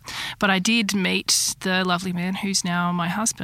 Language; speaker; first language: English; native; English